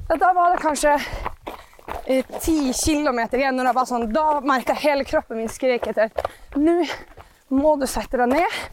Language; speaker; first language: Norwegian; native; Norwegian